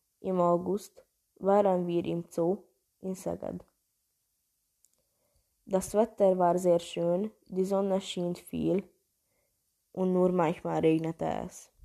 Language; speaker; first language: German; non-native, learner; Hungarian